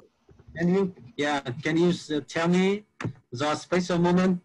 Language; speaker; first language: English; non-native, learner; Vietnamese